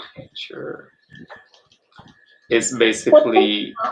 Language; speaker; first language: English; non-native, fluent; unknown